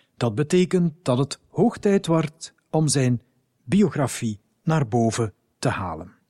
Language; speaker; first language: Dutch; native; Dutch